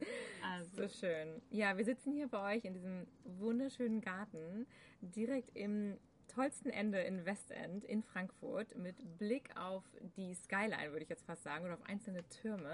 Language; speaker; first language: German; native; German